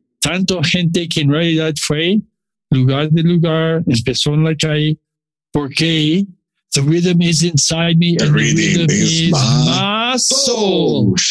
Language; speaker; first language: Spanish; non-native, learner; English